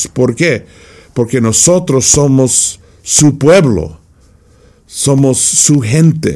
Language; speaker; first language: Spanish; non-native, fluent; English